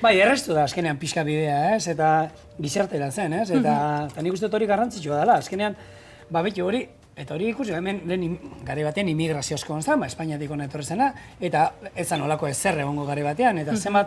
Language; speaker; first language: Basque; native; Basque